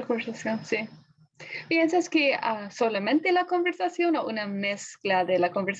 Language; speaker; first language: Spanish; non-native, fluent; English